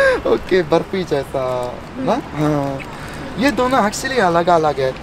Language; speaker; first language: Hindi; non-native, fluent; Japanese